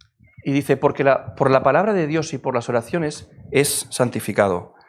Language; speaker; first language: Spanish; native; Spanish